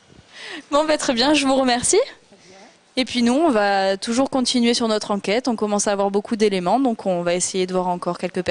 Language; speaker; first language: French; native; French